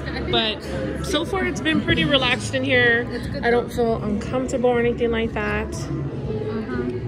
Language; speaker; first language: English; early bilingual, other home language; Spanish